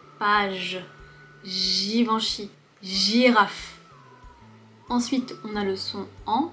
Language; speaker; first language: French; native; French